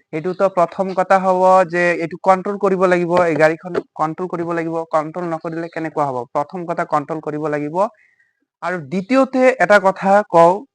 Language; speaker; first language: Assamese; native; Assamese